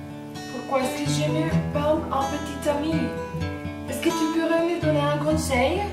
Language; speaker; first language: French; non-native, learner; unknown